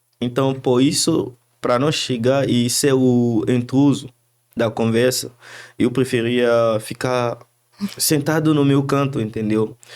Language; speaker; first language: Portuguese; non-native, fluent; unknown